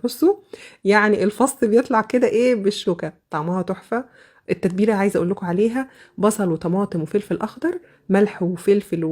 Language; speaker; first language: Arabic; native; Arabic